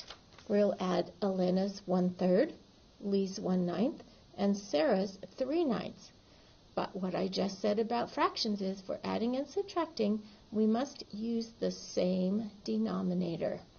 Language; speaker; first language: English; native; English